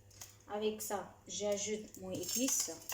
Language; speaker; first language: French; non-native, fluent; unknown